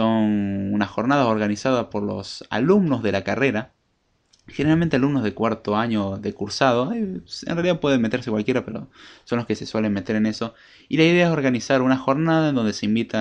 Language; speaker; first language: Spanish; native; Spanish